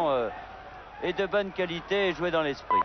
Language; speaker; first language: French; native; French